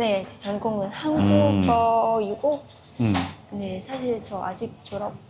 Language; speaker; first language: Korean; non-native, fluent; Vietnamese